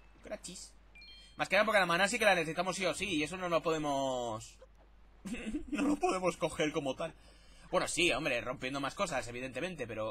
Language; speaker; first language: Spanish; native; Spanish